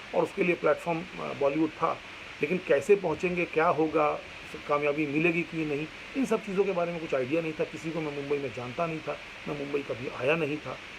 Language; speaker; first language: Hindi; non-native, local second language; Bangla